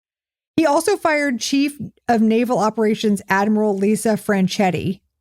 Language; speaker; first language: English; native; English